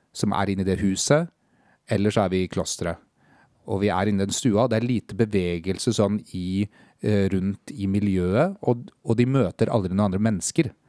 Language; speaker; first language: Norwegian; native; Norwegian